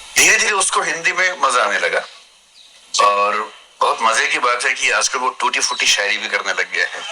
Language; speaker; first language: Hindi; native; Hindi